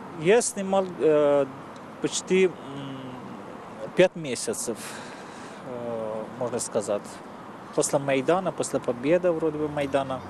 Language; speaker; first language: Russian; non-native, fluent; Persian